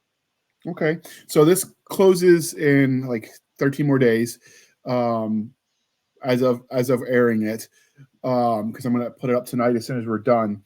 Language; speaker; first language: English; native; English